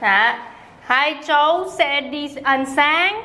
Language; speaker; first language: Vietnamese; early bilingual, heritage; English